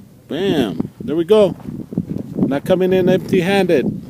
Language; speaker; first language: English; early bilingual, other home language; Spanish